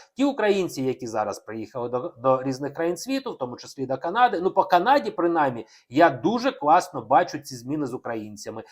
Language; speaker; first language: Ukrainian; non-native, local second language; Russian